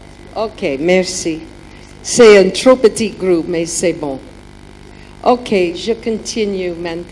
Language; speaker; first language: French; non-native, learner; German